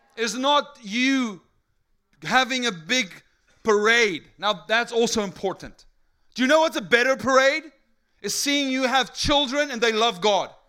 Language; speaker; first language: English; non-native, local second language; Afrikaans